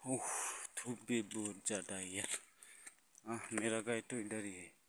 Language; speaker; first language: Hindi; non-native, local second language; Garo